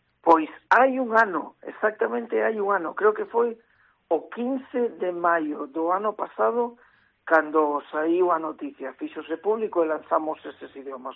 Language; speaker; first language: Galician; native; Galician